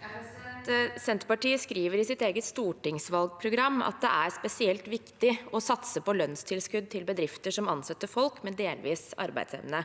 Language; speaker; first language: Norwegian; native; Norwegian